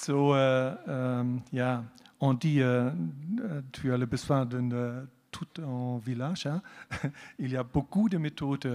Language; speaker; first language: French; non-native, learner; German